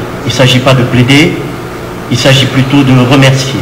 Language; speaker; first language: French; non-native, local second language; Haitian Creole